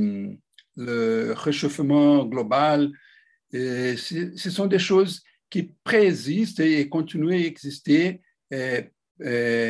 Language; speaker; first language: French; non-native, fluent; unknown